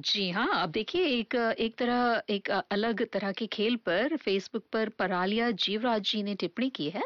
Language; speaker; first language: Hindi; native; Hindi